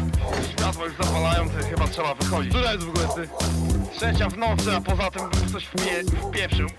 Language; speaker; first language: Polish; native; Polish